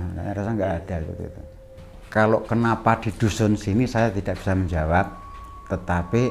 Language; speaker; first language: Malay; non-native, local second language; Javanese